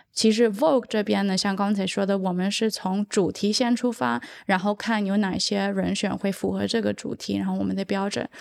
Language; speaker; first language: Chinese; early bilingual, heritage; Chinese